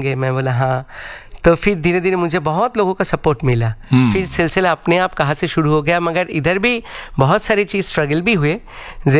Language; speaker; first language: Hindi; non-native, local second language; Bangla